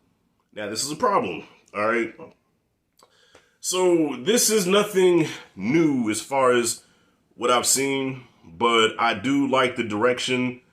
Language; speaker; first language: English; native; English